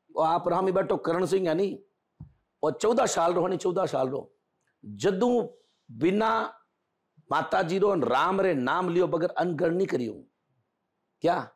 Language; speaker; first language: Hindi; native; Hindi